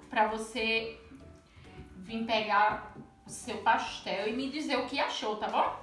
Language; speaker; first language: Portuguese; native; Portuguese